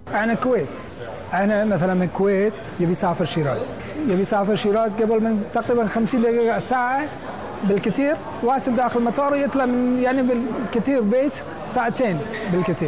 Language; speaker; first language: Arabic; non-native, learner; Persian